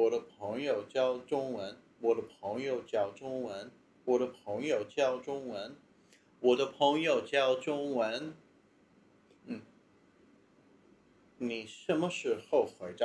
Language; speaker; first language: Chinese; non-native, learner; English